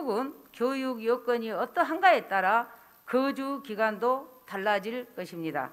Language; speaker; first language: Korean; native; Korean